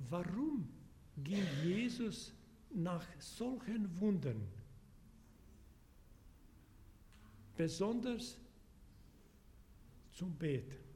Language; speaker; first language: German; non-native, fluent; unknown